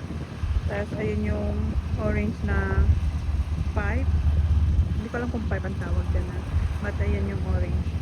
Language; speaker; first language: Filipino; native; Filipino